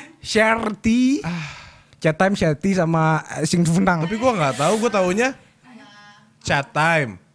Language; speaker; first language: Indonesian; native; Indonesian